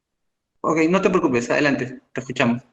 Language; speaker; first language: Spanish; native; Spanish